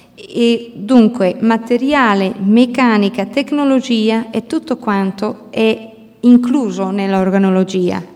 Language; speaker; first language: Italian; non-native, fluent; Portuguese